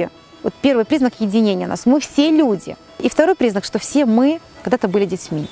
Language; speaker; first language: Russian; native; Russian